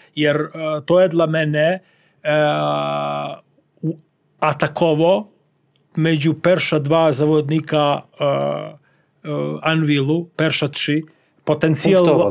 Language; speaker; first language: Polish; non-native, learner; Serbian